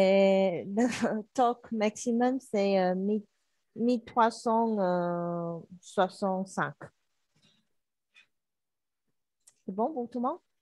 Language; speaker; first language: French; non-native, learner; Chinese